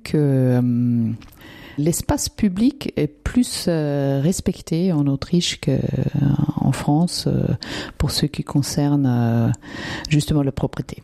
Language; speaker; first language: French; non-native, fluent; German